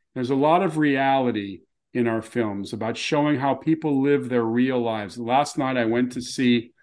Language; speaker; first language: English; native; English